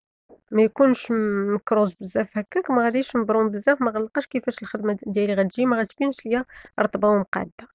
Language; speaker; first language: Arabic; native; Arabic